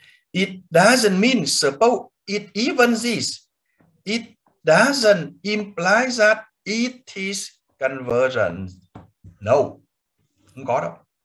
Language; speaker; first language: English; non-native, fluent; Vietnamese